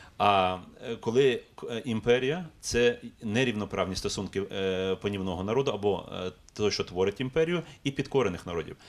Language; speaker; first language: Ukrainian; native; Ukrainian